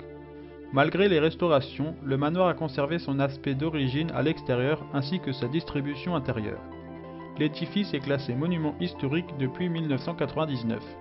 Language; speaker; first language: French; native; French